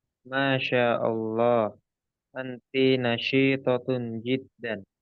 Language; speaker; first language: Arabic; non-native, learner; Indonesian